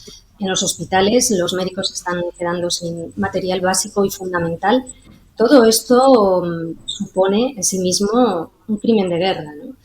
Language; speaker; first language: Spanish; native; Spanish